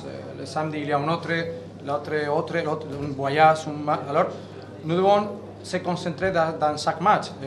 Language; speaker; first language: French; non-native, learner; Catalan